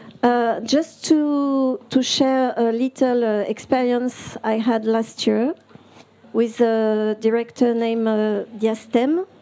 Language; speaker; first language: English; non-native, fluent; French